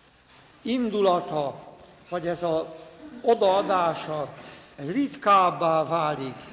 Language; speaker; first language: Hungarian; native; Hungarian